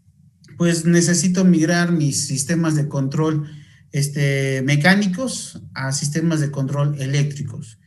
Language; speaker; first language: Spanish; native; Spanish